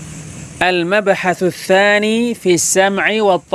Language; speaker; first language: Arabic; non-native, local second language; Indonesian